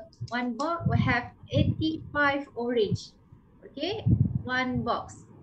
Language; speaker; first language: English; non-native, local second language; Malay